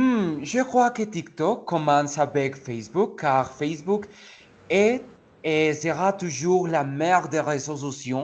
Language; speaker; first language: French; non-native, learner; Spanish